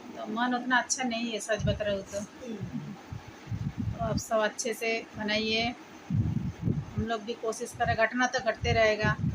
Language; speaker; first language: Hindi; non-native, local second language; Bangla